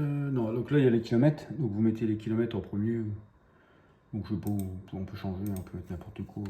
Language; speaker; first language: French; native; French